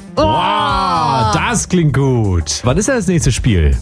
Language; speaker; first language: German; native; German